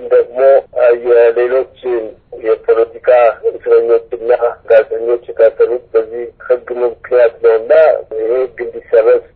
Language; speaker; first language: Amharic; non-native, local second language; Oromo